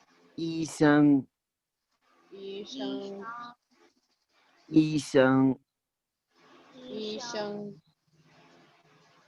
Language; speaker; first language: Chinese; non-native, fluent; Urdu